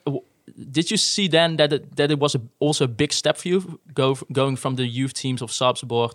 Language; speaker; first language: English; non-native, fluent; Dutch